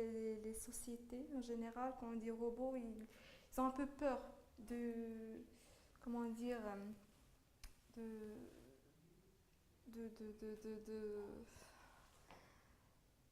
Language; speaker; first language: French; non-native, local second language; Arabic